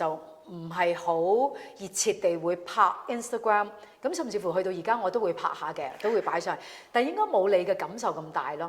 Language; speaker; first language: Cantonese; native; Cantonese